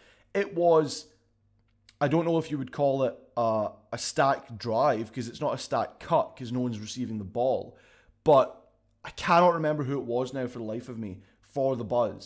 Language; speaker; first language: English; native; English